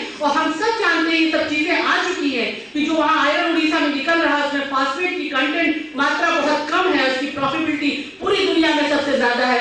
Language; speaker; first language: Hindi; native; Hindi